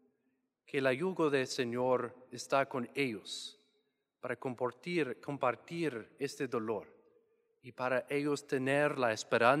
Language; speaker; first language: Spanish; non-native, fluent; English